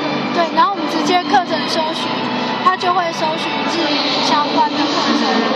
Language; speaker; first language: Chinese; native; Chinese